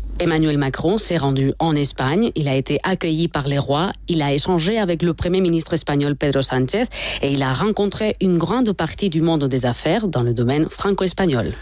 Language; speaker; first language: French; non-native, fluent; Spanish